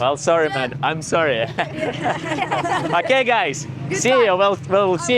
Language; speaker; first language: English; non-native, learner; Lithuanian